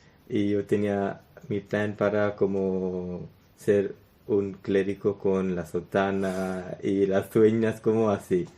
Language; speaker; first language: Spanish; non-native, learner; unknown